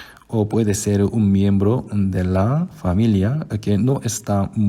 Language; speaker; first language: Spanish; non-native, fluent; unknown